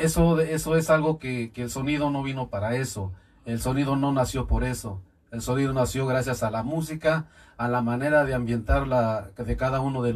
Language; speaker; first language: Spanish; native; Spanish